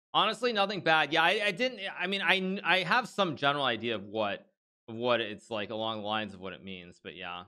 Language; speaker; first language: English; native; English